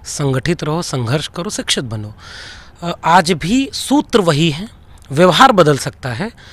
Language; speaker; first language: Hindi; native; Hindi